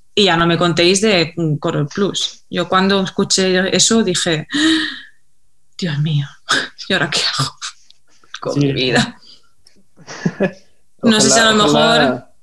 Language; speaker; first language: Spanish; native; Spanish